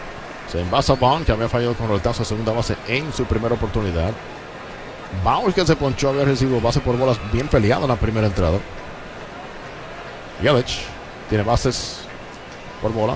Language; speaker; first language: Spanish; native; Spanish